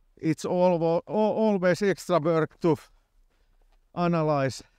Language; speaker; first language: English; non-native, fluent; Finnish